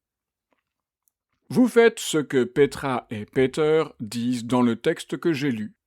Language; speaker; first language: French; native; French